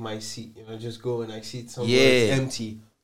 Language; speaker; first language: English; non-native, fluent; French